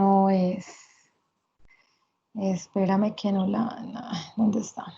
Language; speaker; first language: Spanish; native; Spanish